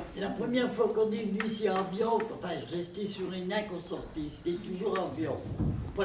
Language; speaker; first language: French; native; French